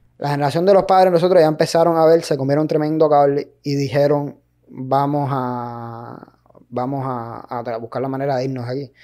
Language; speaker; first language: Spanish; native; Spanish